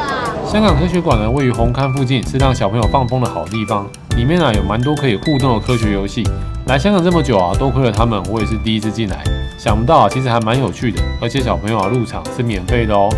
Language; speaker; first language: Chinese; native; Chinese